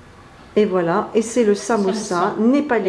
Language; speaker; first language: French; native; French